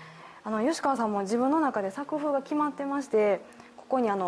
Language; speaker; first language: Japanese; native; Japanese